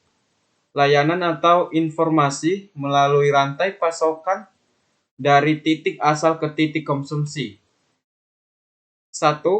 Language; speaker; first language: Indonesian; native; Indonesian